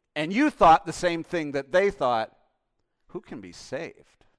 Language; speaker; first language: English; native; English